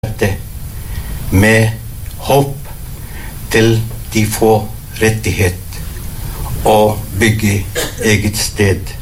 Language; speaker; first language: Norwegian; non-native, learner; Arabic